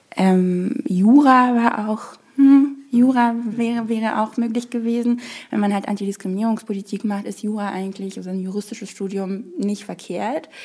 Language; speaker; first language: German; non-native, fluent; Arabic